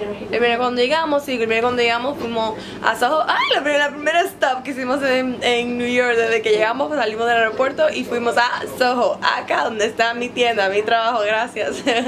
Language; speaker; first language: Spanish; native; Spanish